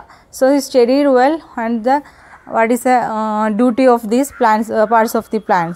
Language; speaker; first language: English; non-native, local second language; Malayalam